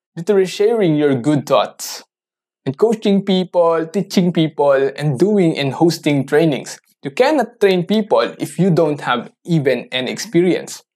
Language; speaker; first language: English; non-native, local second language; Filipino